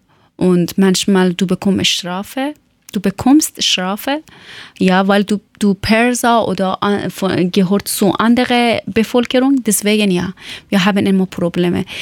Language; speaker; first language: German; non-native, learner; Persian